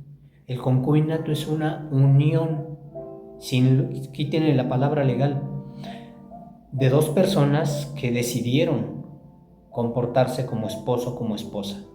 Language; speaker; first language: Spanish; native; Spanish